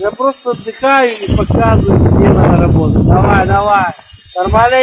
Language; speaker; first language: Russian; native; Russian